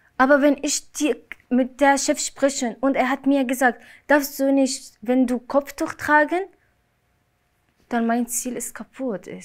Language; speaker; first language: German; non-native, learner; Arabic